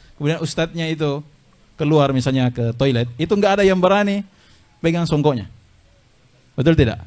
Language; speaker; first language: Indonesian; native; Indonesian